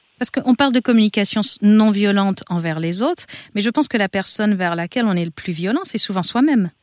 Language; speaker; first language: French; native; French